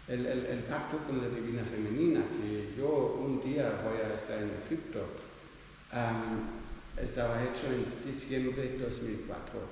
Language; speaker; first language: Spanish; non-native, learner; Dutch